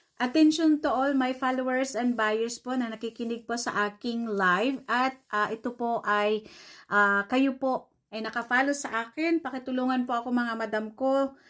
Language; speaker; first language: Filipino; non-native, local second language; Cebuano